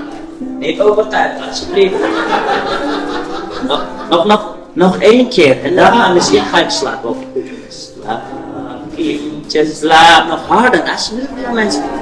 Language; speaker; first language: Dutch; non-native, learner; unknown